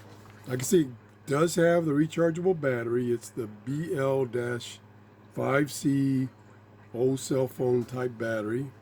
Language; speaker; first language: English; native; English